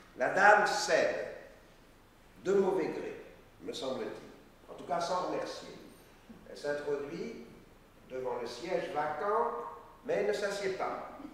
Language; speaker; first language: French; native; French